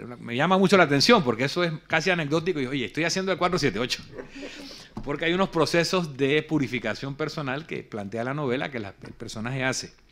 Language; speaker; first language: Spanish; native; Spanish